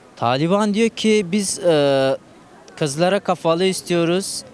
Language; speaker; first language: Turkish; non-native, fluent; Persian